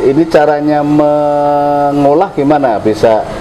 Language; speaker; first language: Indonesian; native; Indonesian